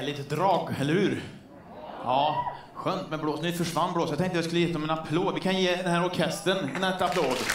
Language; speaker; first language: Swedish; native; Swedish